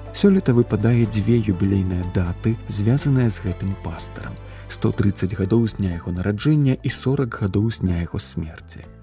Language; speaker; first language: Belarusian; native; Belarusian